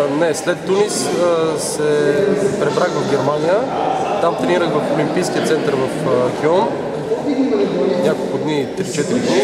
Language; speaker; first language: Bulgarian; native; Bulgarian